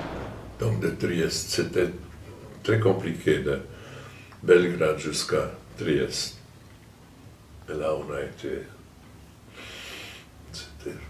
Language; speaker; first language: French; non-native, fluent; German